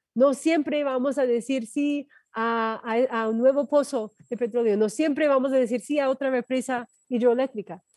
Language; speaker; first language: Spanish; non-native, fluent; English